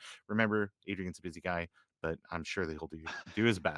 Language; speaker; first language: English; native; English